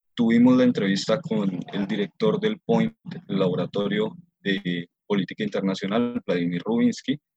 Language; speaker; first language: Spanish; non-native, fluent; Russian